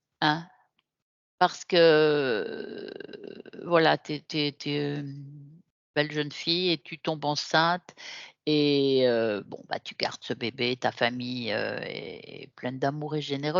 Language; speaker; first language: French; native; French